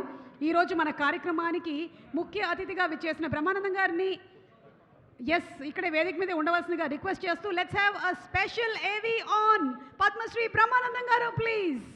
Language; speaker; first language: Telugu; native; Telugu